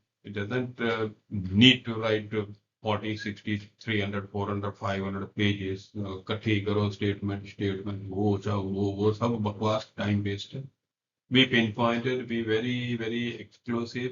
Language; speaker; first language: English; non-native, local second language; Hindi